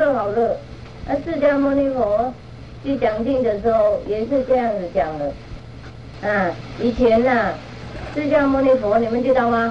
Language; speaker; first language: Chinese; non-native, fluent; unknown